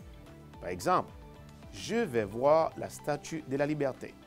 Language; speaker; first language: French; non-native, fluent; Spanish